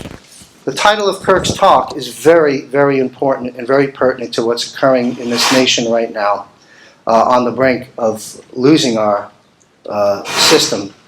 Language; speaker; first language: English; native; English